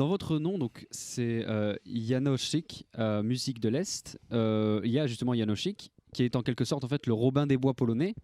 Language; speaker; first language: French; native; French